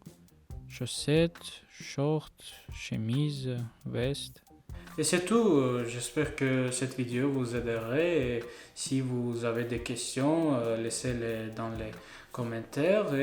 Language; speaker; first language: French; non-native, learner; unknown